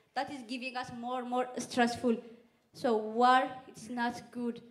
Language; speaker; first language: English; non-native, fluent; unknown